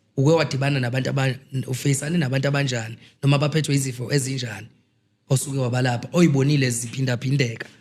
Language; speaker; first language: Zulu; native; Zulu